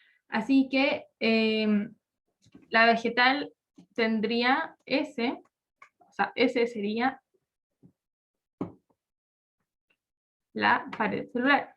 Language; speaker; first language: Spanish; native; Spanish